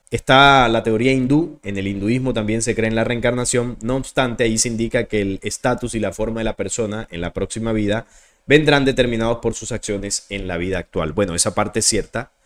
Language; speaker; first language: Spanish; native; Spanish